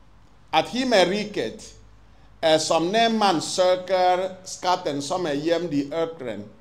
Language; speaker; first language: Swedish; non-native, fluent; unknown